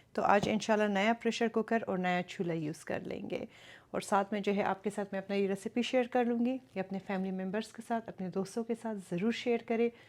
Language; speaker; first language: Urdu; early bilingual, other home language; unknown